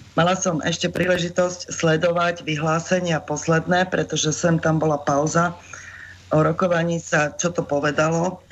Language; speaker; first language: Slovak; native; Slovak